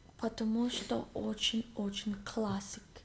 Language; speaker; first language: Russian; non-native, learner; English